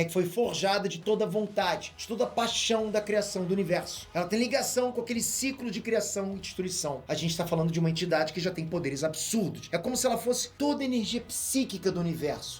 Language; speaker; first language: Portuguese; native; Portuguese